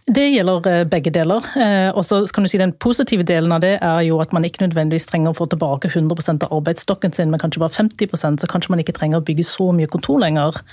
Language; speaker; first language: Norwegian; native; Norwegian